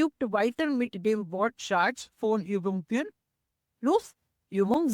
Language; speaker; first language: German; non-native, learner; Hindi